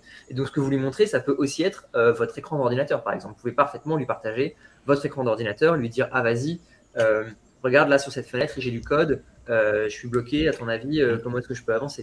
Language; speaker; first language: French; native; French